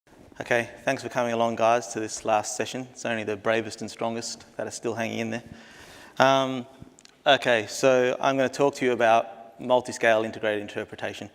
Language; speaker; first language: English; native; English